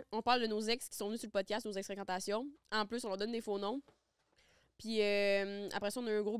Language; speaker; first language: French; native; French